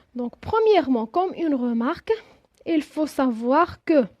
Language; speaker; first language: French; non-native, local second language; Arabic